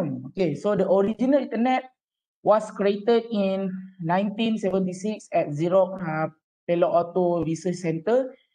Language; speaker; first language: English; non-native, local second language; Malay